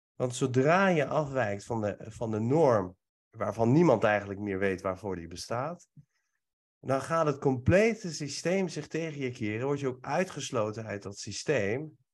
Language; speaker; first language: Dutch; early bilingual, other home language; Persian